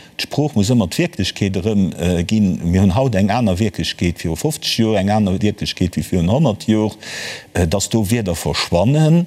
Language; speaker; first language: Luxembourgish; native; Luxembourgish